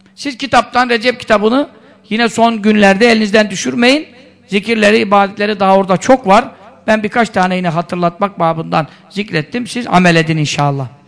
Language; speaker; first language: Turkish; native; Turkish